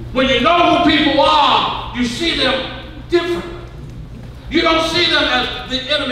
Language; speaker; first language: English; native; English